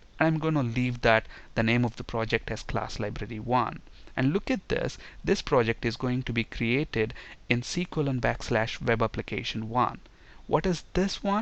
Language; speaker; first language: English; non-native, local second language; Telugu